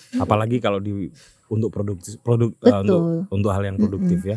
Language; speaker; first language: Indonesian; native; Indonesian